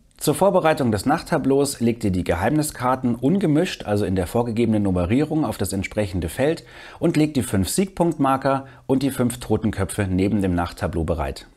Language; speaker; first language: German; native; German